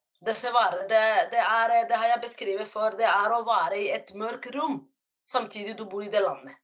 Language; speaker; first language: Norwegian; non-native, fluent; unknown